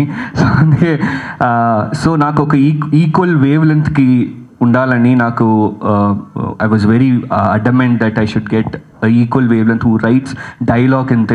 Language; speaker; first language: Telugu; early bilingual, heritage; Telugu